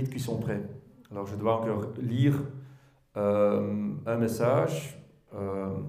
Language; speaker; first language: French; non-native, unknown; Dutch